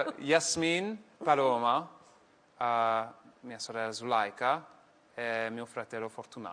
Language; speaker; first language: Italian; non-native, fluent; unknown